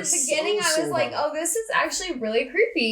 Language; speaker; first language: English; native; English